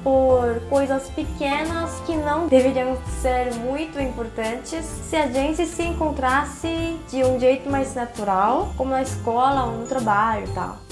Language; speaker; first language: Portuguese; non-native, fluent; Korean